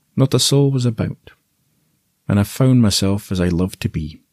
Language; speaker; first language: English; native; English